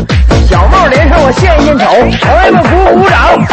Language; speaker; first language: Chinese; native; Chinese